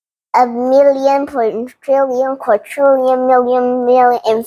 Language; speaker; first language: English; non-native, local second language; Cantonese